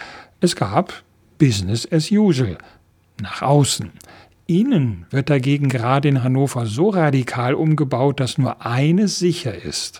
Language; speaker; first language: German; native; German